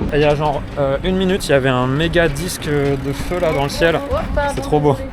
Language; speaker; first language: French; native; French